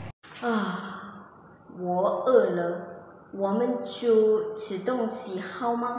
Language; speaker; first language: Chinese; non-native, learner; Malay